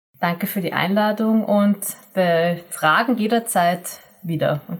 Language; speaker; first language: German; native; German